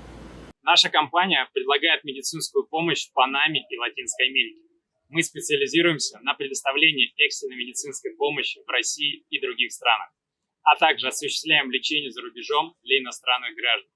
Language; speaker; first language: Russian; native; Russian